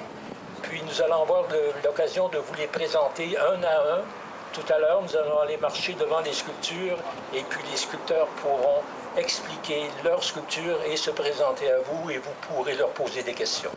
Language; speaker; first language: French; native; French